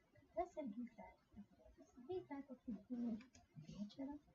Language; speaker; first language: Russian; non-native, learner; English